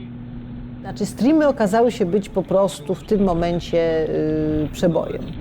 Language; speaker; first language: Polish; native; Polish